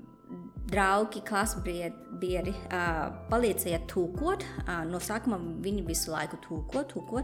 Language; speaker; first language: Latvian; non-native, fluent; Thai